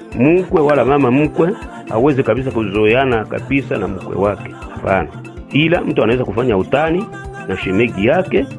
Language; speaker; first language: Swahili; non-native, local second language; Bembe